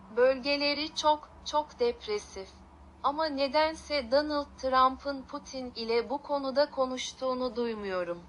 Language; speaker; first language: Turkish; non-native, fluent; Ukrainian